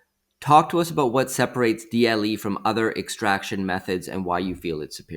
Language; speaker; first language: English; native; English